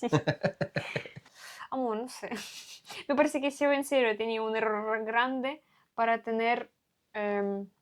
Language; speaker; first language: Spanish; non-native, learner; Russian